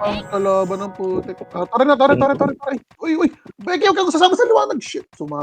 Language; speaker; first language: Filipino; native; Filipino